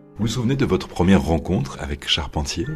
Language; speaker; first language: French; native; French